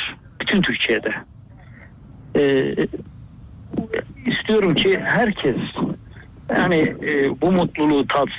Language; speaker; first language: Turkish; native; Turkish